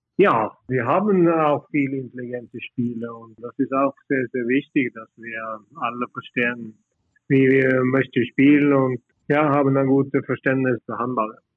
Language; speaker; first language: German; non-native, learner; Norwegian